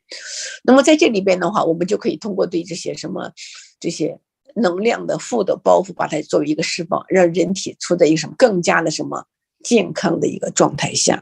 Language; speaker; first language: Chinese; native; Chinese